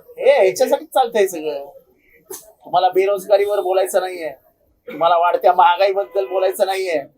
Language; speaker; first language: Marathi; native; Marathi